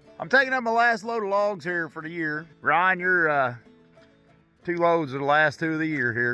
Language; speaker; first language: English; native; English